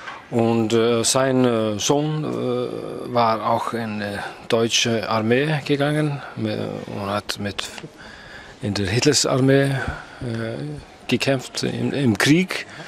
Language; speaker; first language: German; non-native, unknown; Icelandic